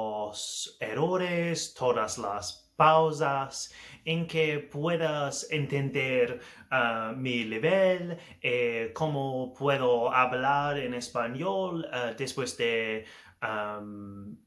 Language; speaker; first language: Spanish; non-native, learner; English